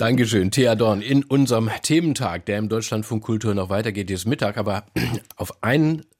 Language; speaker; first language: German; native; German